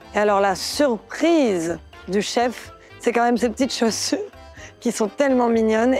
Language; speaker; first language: French; native; French